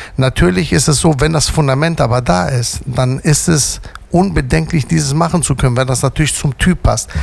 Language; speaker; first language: German; native; German